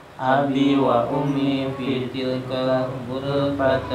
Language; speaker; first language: Arabic; non-native, learner; Indonesian